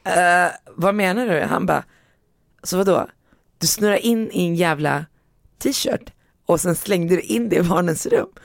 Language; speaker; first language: Swedish; native; Swedish